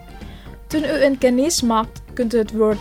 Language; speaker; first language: Dutch; non-native, learner; Indonesian